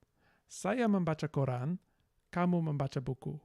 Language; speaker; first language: Indonesian; non-native, learner; English